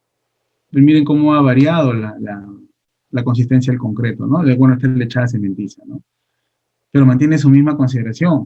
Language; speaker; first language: Spanish; native; Spanish